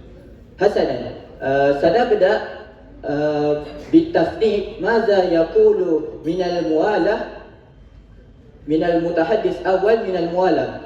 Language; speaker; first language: Arabic; non-native, learner; Malay